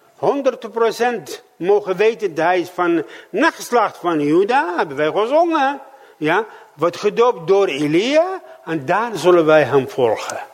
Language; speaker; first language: Dutch; non-native, fluent; Arabic